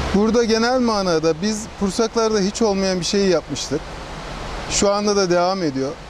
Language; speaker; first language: Turkish; native; Turkish